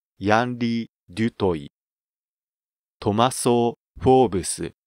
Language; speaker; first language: Japanese; native; Japanese